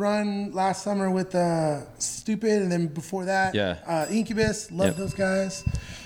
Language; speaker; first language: English; native; English